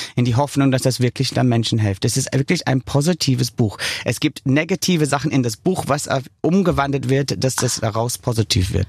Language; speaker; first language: German; non-native, fluent; English